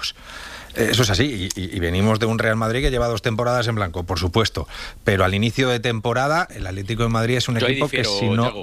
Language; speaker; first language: Spanish; native; Spanish